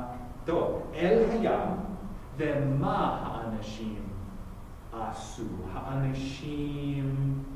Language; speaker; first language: Hebrew; non-native, fluent; English